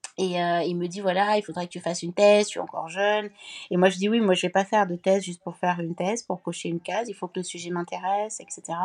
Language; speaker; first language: French; native; French